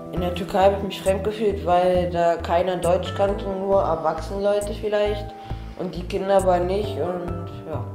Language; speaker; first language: German; early bilingual, other home language; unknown